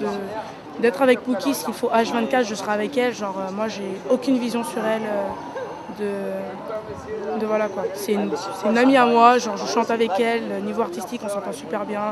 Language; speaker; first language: French; native; French